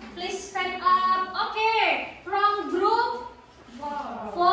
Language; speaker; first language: English; non-native, local second language; Indonesian